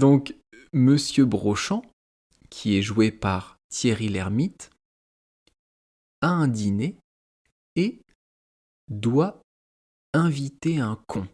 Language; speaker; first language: French; native; French